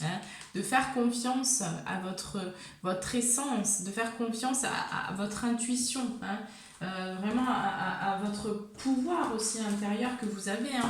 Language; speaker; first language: French; native; French